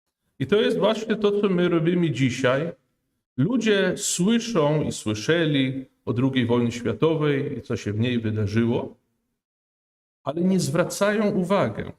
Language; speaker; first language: Polish; non-native, fluent; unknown